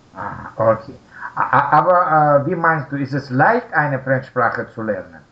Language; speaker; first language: German; non-native, learner; Russian